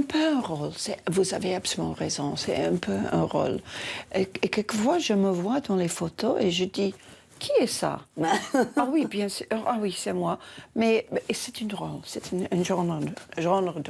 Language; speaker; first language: French; non-native, learner; English